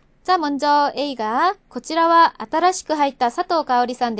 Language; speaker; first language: Japanese; non-native, local second language; Korean